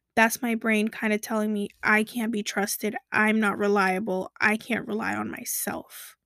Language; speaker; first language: English; early bilingual, other home language; Kabuverdianu